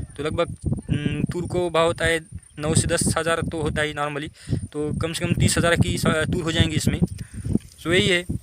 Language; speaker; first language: Hindi; non-native, local second language; Marathi